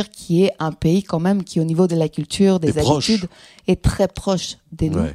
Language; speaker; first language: French; non-native, fluent; Greek